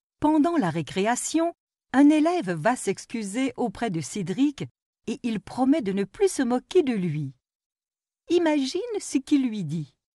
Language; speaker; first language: French; non-native, local second language; Arabic